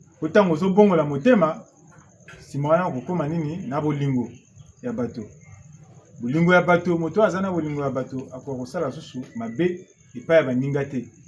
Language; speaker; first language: Lingala; non-native, local second language; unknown